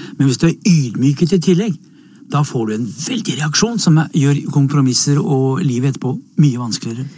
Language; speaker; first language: Norwegian; native; Norwegian